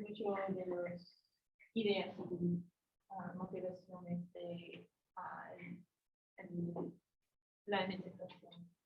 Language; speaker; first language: Spanish; non-native, learner; English